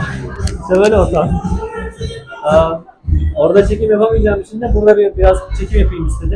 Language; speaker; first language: Turkish; native; Turkish